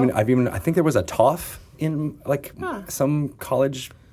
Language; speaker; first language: English; native; English